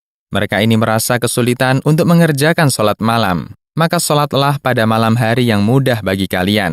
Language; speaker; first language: Indonesian; native; Indonesian